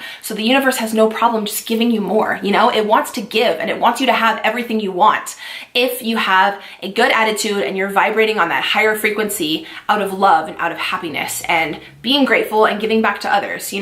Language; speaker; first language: English; native; English